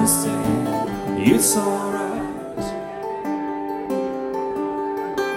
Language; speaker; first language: English; native; English